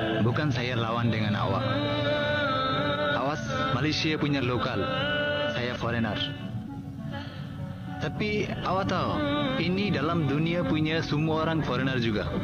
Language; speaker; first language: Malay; non-native, learner; Bangla